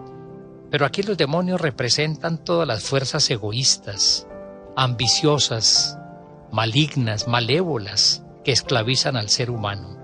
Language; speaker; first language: Spanish; native; Spanish